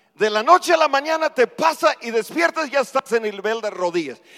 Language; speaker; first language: Spanish; non-native, fluent; English